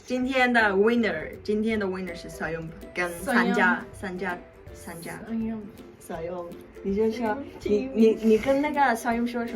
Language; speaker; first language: Chinese; non-native, fluent; Mongolian